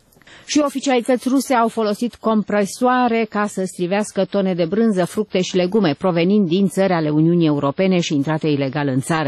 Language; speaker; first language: Romanian; native; Romanian